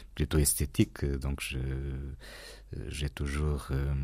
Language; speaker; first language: French; non-native, fluent; Portuguese